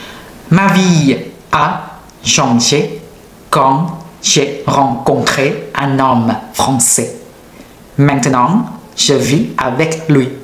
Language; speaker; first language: French; non-native, learner; Thai